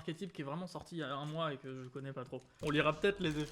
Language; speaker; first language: French; native; French